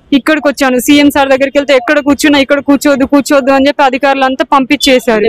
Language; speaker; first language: Telugu; native; Telugu